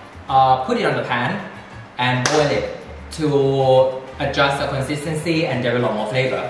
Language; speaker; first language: English; non-native, fluent; Thai